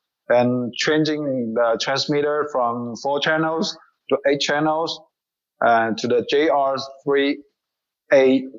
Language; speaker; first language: English; non-native, learner; Chinese